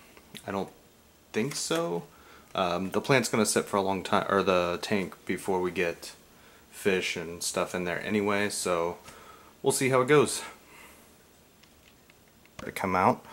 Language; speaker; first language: English; native; English